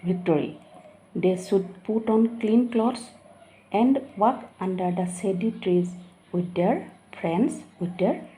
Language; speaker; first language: English; non-native, local second language; Assamese